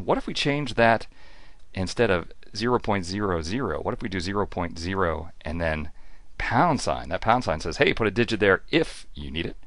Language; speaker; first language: English; native; English